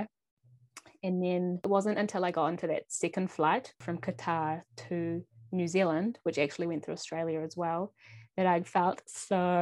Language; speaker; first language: English; native; English